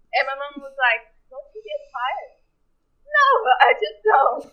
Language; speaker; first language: English; non-native, fluent; Portuguese